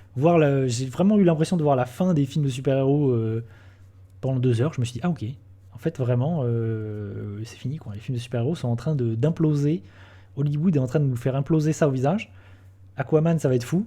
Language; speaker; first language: French; native; French